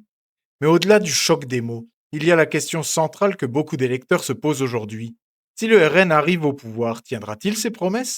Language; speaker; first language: French; native; French